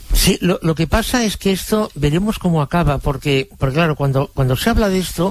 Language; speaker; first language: Spanish; native; Spanish